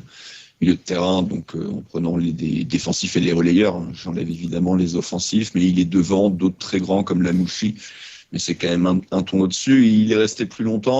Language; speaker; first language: French; native; French